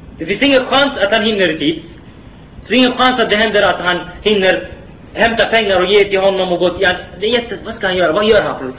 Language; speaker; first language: Swedish; non-native, fluent; Arabic